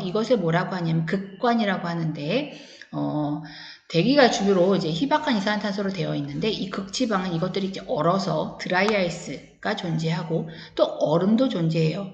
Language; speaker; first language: Korean; native; Korean